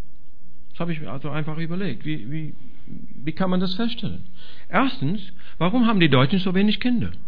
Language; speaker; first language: German; non-native, fluent; English